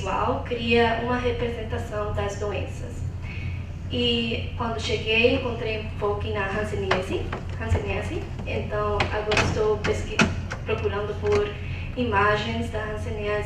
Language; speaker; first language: Portuguese; non-native, fluent; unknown